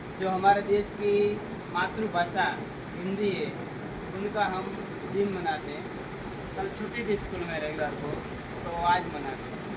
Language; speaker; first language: Hindi; non-native, local second language; Gujarati